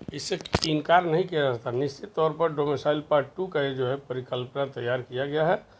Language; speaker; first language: Hindi; native; Hindi